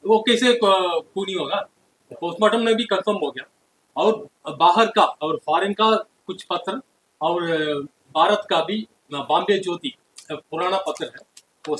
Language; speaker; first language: Hindi; non-native, learner; Tamil